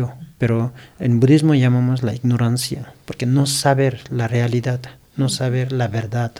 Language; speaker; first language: Spanish; non-native, learner; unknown